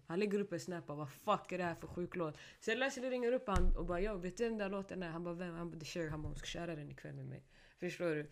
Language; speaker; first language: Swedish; early bilingual, other home language; Somali